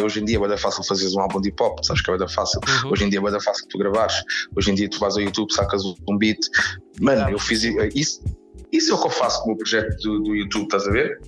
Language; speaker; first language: Portuguese; native; Portuguese